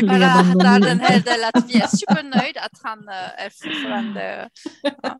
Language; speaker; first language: Swedish; non-native, fluent; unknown